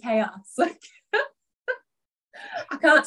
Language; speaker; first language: English; native; English